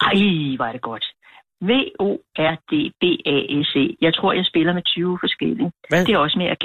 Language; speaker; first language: Danish; native; Danish